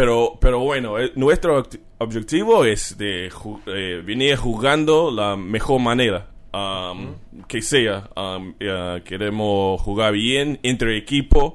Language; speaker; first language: Spanish; non-native, learner; English